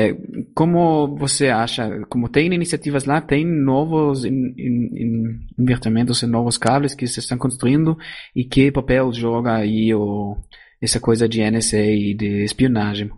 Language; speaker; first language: Portuguese; non-native, fluent; German